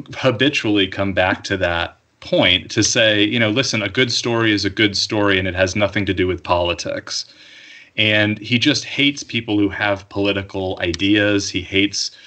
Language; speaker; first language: English; native; English